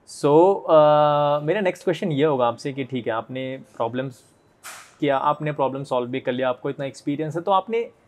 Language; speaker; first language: Hindi; native; Hindi